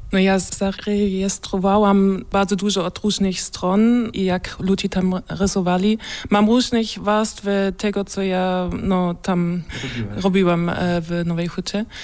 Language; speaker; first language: Polish; non-native, learner; German